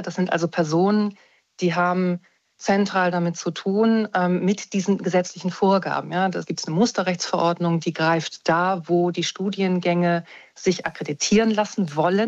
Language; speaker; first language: German; native; German